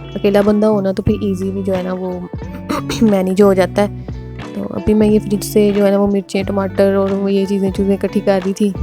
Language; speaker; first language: Urdu; native; Urdu